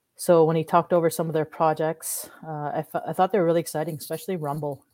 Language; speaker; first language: English; native; English